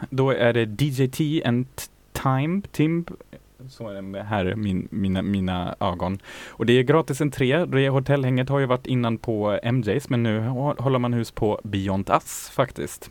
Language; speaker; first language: Swedish; native; Swedish